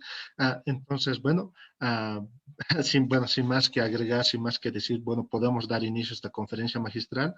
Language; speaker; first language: Spanish; native; Spanish